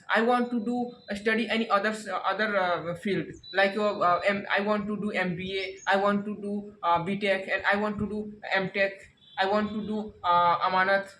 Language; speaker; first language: English; non-native, learner; Hindi